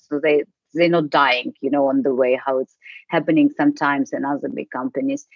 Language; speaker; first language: English; non-native, fluent; Ukrainian